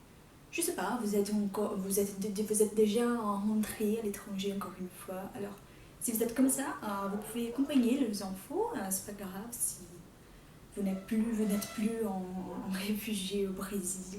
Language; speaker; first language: French; non-native, fluent; Portuguese